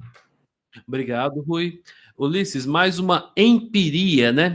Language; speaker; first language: Portuguese; native; Portuguese